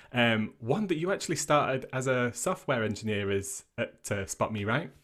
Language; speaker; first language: English; native; English